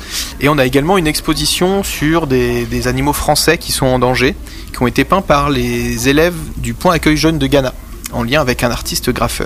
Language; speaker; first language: French; native; French